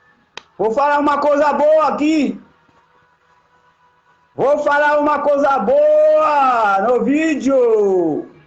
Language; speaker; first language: Portuguese; non-native, learner; Haitian Creole